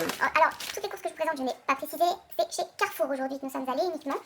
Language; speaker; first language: French; native; French